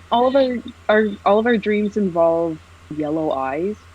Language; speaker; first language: English; native; English